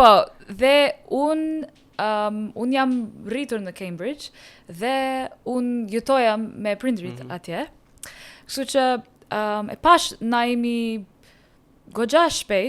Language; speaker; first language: Albanian; non-native, learner; English